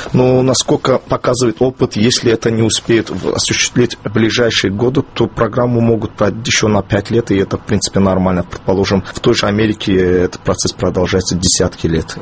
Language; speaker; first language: Russian; non-native, local second language; Azerbaijani